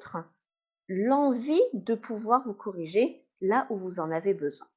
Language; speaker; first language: French; native; French